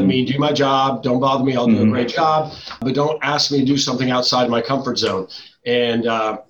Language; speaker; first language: English; early bilingual, other home language; Dutch